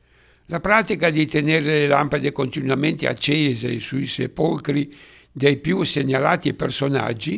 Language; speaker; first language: Italian; native; Italian